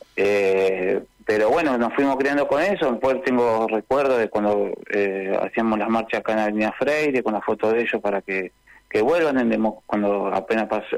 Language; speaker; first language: Spanish; native; Spanish